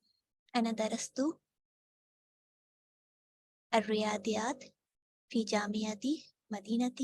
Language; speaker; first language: Arabic; non-native, learner; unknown